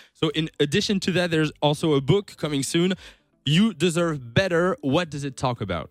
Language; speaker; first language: English; non-native, fluent; French